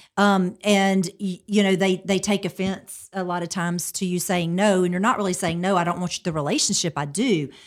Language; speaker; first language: English; native; English